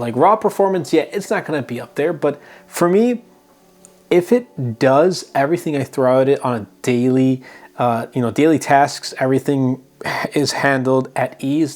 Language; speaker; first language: English; native; English